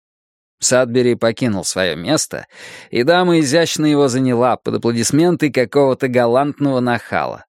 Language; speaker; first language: Russian; native; Russian